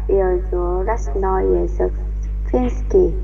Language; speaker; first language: Russian; non-native, learner; Vietnamese